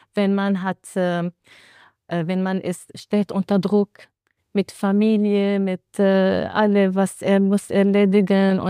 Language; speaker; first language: German; non-native, learner; Arabic